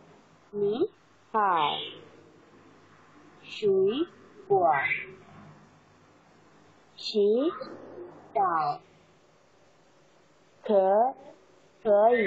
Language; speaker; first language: Chinese; non-native, learner; Thai